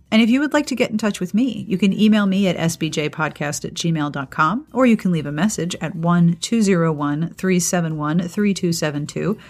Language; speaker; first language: English; native; English